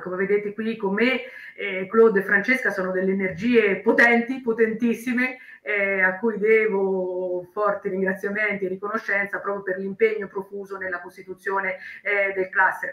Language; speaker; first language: Italian; native; Italian